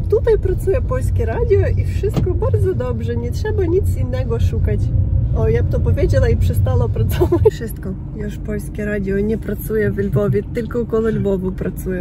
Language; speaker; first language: Polish; non-native, learner; Ukrainian